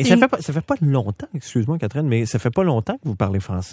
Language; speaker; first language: French; native; French